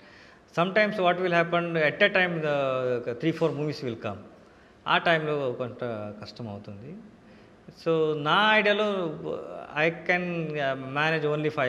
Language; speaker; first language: Telugu; non-native, local second language; Kannada